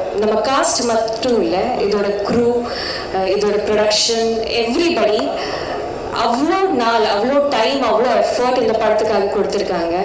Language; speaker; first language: Tamil; non-native, fluent; Malayalam